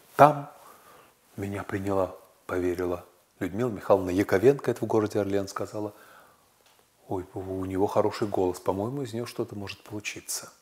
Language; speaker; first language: Russian; native; Russian